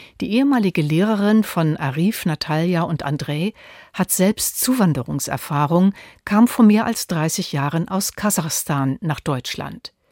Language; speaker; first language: German; native; German